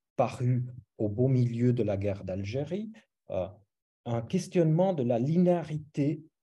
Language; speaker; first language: French; non-native, fluent; Romanian